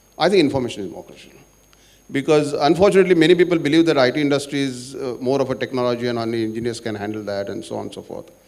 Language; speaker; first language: English; non-native, local second language; Marathi